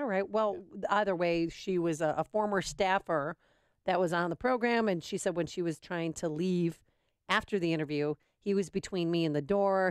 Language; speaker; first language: English; native; English